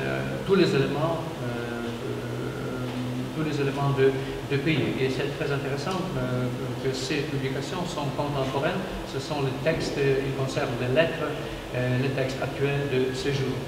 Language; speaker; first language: French; non-native, learner; Ukrainian